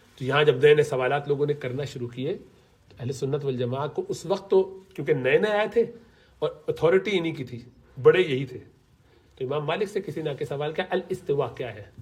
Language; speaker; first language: Urdu; native; Urdu